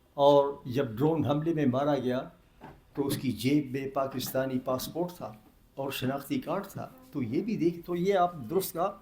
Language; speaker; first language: Urdu; non-native, local second language; Northern Hindko